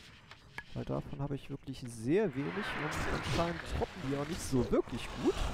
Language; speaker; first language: German; native; German